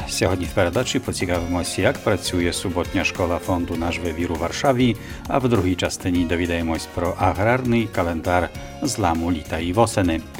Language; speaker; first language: Ukrainian; native; Ukrainian